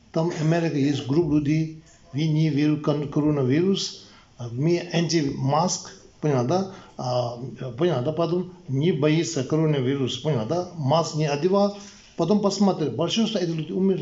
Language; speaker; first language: Russian; non-native, learner; Tibetan